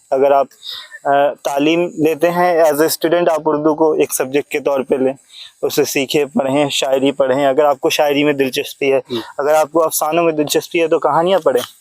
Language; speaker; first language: Urdu; native; Urdu